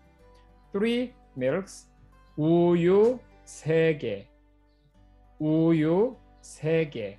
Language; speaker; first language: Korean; non-native, fluent; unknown